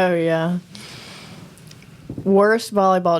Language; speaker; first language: English; native; English